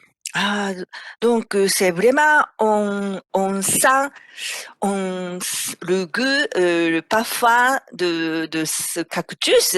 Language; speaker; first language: French; non-native, fluent; Japanese